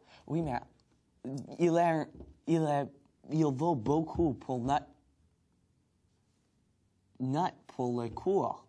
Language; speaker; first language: French; non-native, learner; English